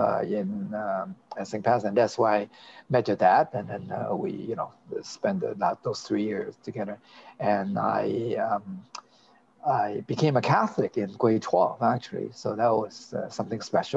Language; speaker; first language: English; non-native, local second language; Cantonese